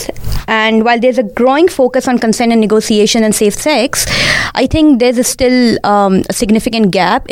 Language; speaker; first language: English; non-native, local second language; Urdu